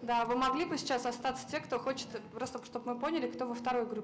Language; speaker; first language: Russian; native; Russian